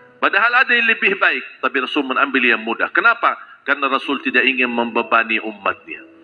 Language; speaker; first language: Malay; non-native, fluent; Arabic